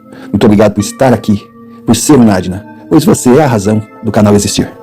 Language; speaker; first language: Portuguese; native; Portuguese